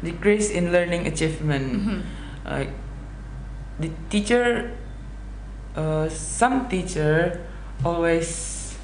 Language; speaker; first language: English; non-native, learner; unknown